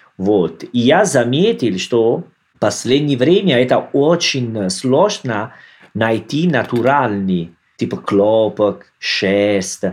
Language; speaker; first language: Russian; non-native, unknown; Italian